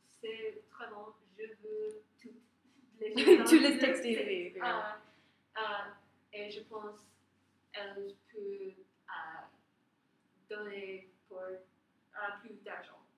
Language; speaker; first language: French; non-native, learner; English